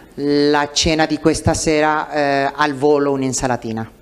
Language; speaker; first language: Italian; non-native, fluent; English